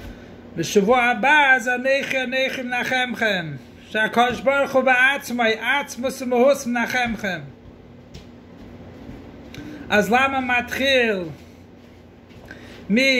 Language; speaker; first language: Hebrew; non-native, fluent; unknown